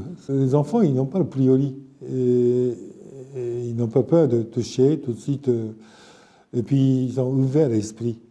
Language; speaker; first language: French; non-native, fluent; Japanese